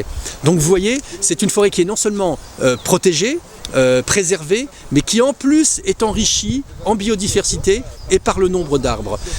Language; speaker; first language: French; native; French